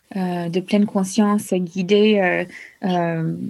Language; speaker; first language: French; non-native, fluent; English